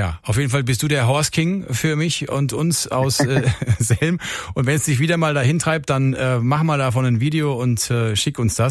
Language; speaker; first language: German; native; German